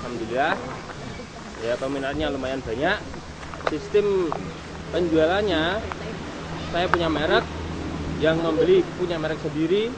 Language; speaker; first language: Indonesian; non-native, local second language; Javanese